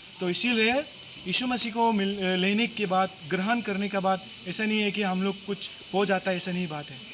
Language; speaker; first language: Hindi; non-native, local second language; Mising